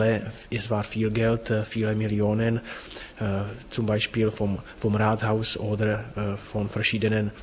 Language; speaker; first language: German; non-native, fluent; Czech